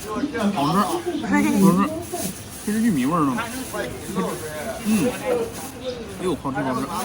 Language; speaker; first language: Chinese; native; Chinese